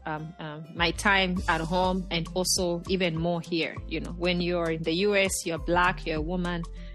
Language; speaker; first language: English; non-native, local second language; Nyanja